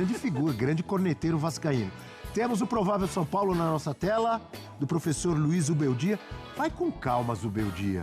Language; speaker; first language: Portuguese; native; Portuguese